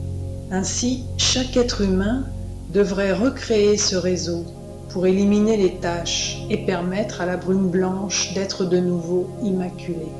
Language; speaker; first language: French; native; French